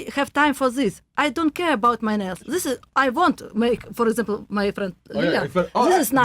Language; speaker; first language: English; non-native, learner; Russian